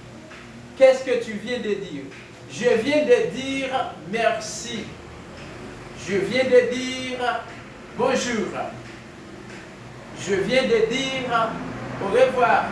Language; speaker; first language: French; non-native, fluent; Spanish